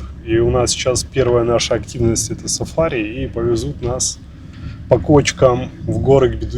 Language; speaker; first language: Russian; native; Russian